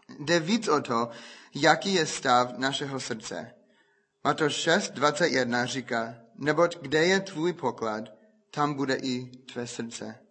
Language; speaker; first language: Czech; non-native, fluent; English